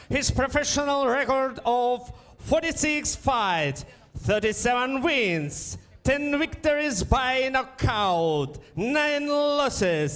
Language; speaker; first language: English; non-native, learner; Russian